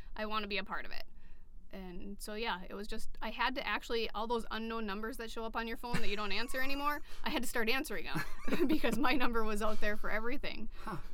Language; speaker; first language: English; native; English